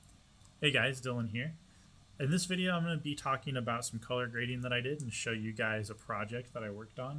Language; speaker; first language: English; native; English